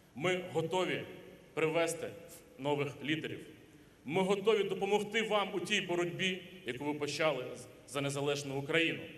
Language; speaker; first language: Ukrainian; native; Ukrainian